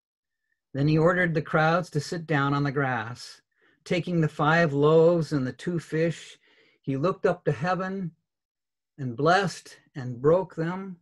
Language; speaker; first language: English; native; English